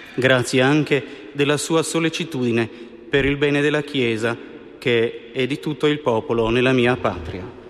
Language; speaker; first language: Italian; non-native, fluent; Slovenian